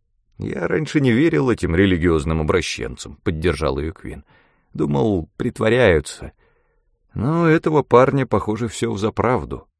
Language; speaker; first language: Russian; native; Russian